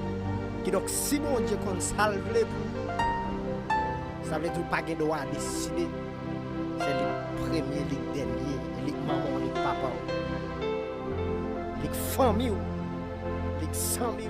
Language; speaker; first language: French; non-native, local second language; Haitian Creole